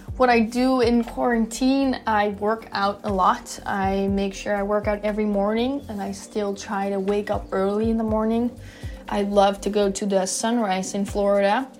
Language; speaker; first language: English; non-native, fluent; Dutch